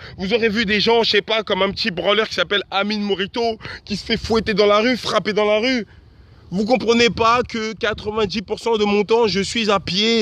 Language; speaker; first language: French; native; French